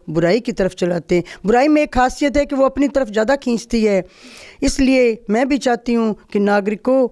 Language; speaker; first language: Hindi; native; Hindi